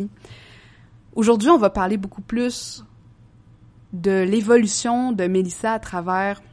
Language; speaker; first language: French; native; French